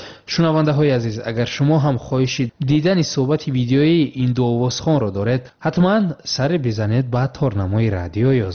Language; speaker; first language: Tajik; native; Tajik